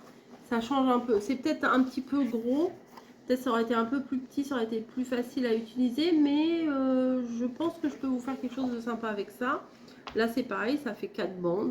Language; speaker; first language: French; native; French